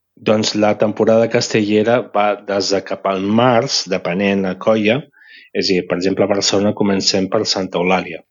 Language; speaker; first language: Catalan; native; Catalan